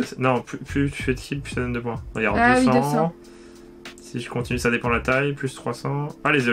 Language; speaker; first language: French; native; French